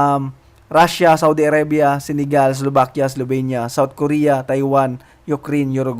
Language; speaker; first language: English; non-native, local second language; Filipino